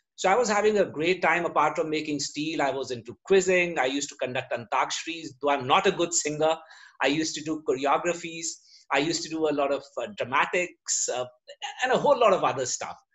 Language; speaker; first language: English; non-native, local second language; Hindi